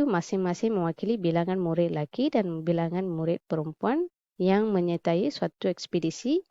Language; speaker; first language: Malay; non-native, local second language; Tamil